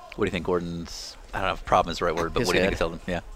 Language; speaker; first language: English; native; English